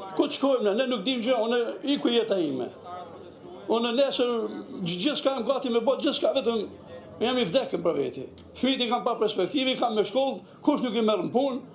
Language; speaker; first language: Albanian; native; Albanian